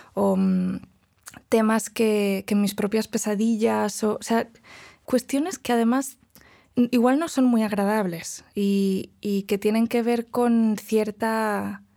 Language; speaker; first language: Spanish; non-native, local second language; Galician